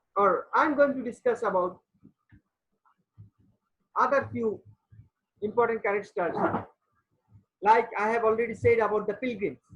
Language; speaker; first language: English; non-native, local second language; Bangla